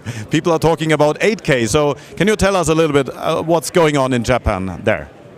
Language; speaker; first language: English; non-native, fluent; German